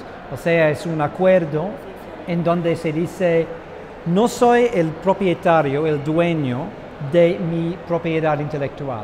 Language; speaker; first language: Spanish; non-native, fluent; English